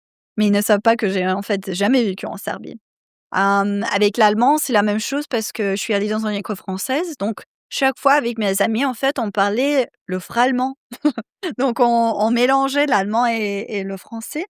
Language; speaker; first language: French; non-native, fluent; Serbian